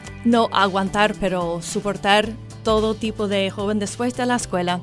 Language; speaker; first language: Spanish; non-native, fluent; English